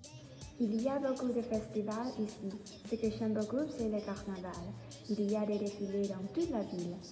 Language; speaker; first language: French; non-native, learner; Thai